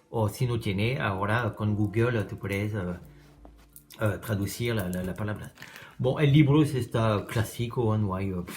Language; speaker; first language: Spanish; non-native, learner; French